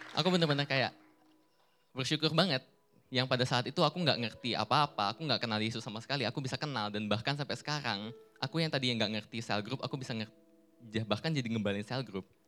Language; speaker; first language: Indonesian; native; Indonesian